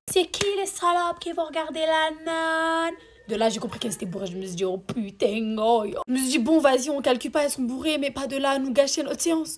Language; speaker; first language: French; native; French